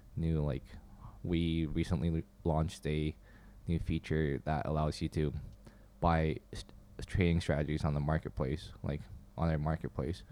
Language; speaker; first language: English; non-native, fluent; Chinese